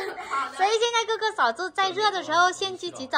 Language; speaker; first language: Chinese; non-native, learner; Vietnamese